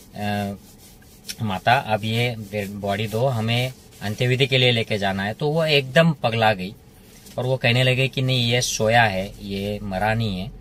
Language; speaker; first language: Hindi; non-native, local second language; Marathi